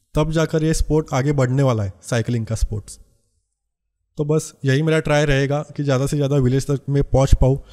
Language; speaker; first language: Hindi; non-native, local second language; Marathi